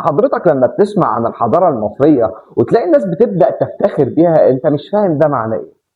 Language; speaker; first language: Arabic; native; Arabic